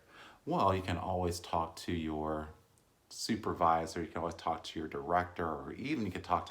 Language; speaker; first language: English; native; English